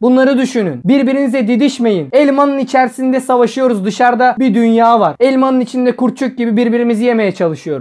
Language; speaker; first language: Turkish; native; Turkish